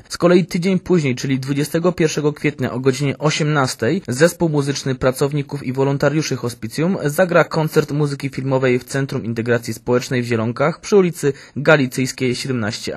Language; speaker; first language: Polish; native; Polish